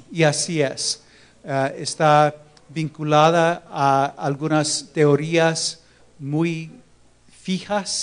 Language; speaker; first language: Spanish; non-native, fluent; English